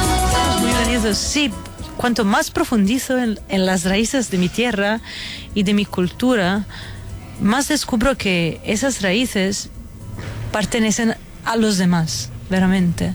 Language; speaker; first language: Spanish; non-native, fluent; Italian